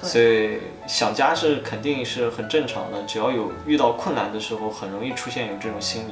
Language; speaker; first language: Chinese; native; Chinese